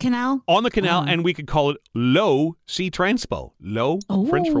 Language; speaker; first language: English; native; English